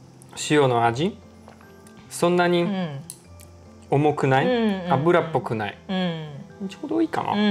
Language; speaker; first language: Japanese; non-native, fluent; Polish